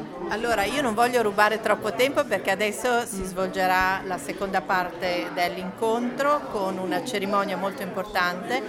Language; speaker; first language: Italian; native; Italian